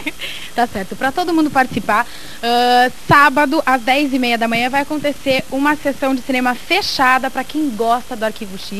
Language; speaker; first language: Portuguese; native; Portuguese